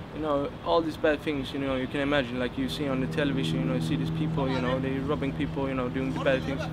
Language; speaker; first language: English; non-native, fluent; Swedish